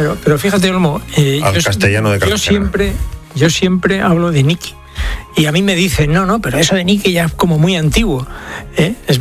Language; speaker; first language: Spanish; native; Spanish